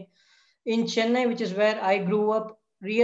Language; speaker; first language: English; non-native, local second language; Tamil